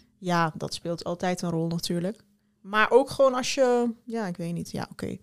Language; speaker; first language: Dutch; early bilingual, other home language; Turkish